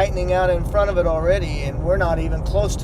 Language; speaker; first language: English; native; English